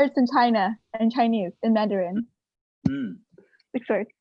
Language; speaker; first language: English; early bilingual, other home language; Mon